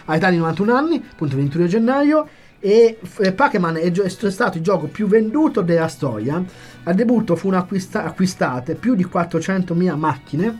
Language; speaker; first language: Italian; native; Italian